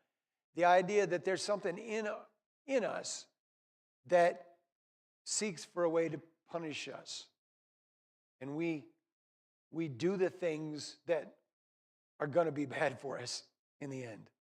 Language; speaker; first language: English; native; English